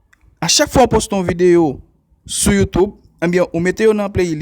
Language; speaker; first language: French; non-native, learner; Haitian Creole